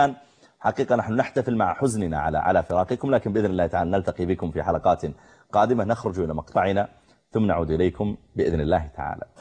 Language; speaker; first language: Arabic; native; Arabic